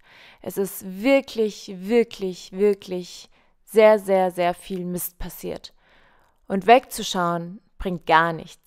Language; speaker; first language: German; native; German